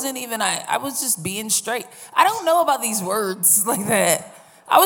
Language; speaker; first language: English; native; English